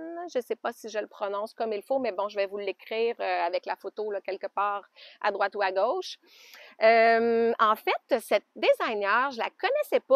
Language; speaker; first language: French; native; French